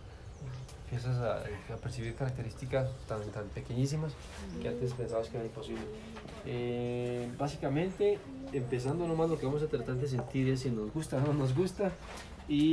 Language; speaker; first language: Spanish; native; Spanish